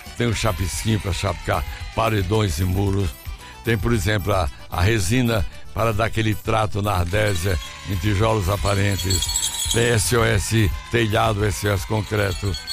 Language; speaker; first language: Portuguese; native; Portuguese